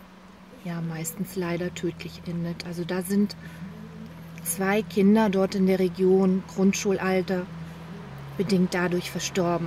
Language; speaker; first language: German; native; German